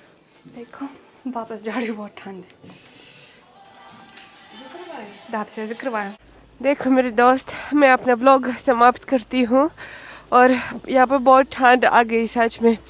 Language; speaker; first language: Hindi; non-native, fluent; Russian